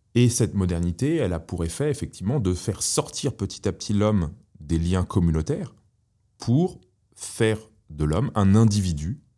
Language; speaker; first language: French; native; French